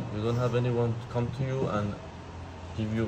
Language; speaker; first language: English; non-native, fluent; Persian